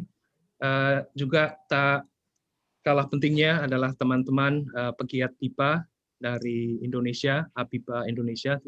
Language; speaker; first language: Indonesian; native; Indonesian